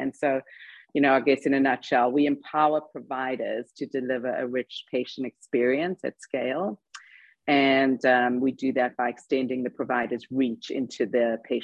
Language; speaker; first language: English; native; English